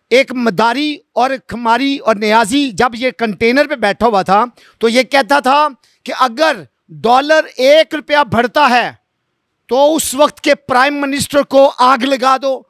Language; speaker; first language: Urdu; non-native, local second language; Punjabi